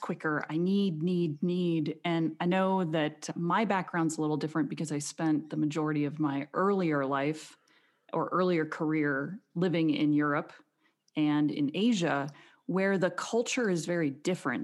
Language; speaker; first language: English; native; English